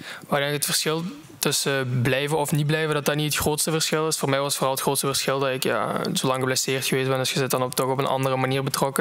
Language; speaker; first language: Dutch; native; Dutch